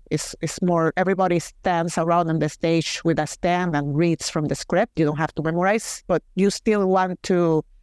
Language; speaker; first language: English; non-native, fluent; Spanish